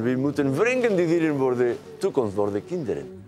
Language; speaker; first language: Dutch; non-native, learner; Spanish